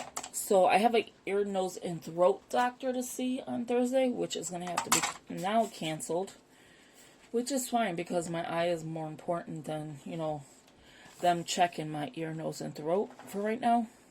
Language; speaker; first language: English; native; English